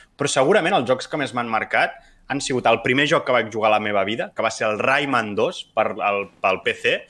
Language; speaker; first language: Catalan; native; Catalan